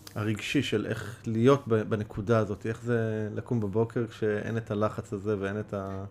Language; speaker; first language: Hebrew; native; Hebrew